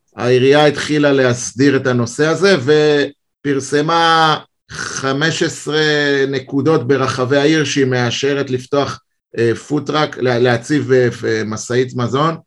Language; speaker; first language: Hebrew; early bilingual, other home language; Russian